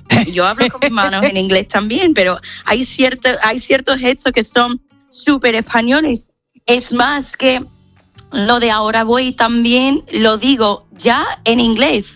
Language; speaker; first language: Spanish; non-native, fluent; English